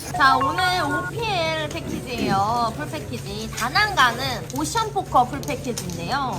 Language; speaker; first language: Korean; native; Korean